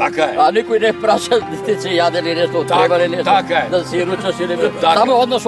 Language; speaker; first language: Macedonian; native; Macedonian